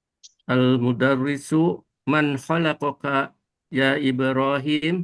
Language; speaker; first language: Arabic; non-native, learner; Indonesian